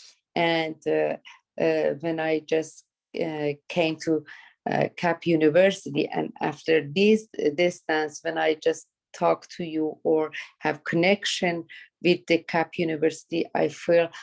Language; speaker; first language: English; non-native, learner; Persian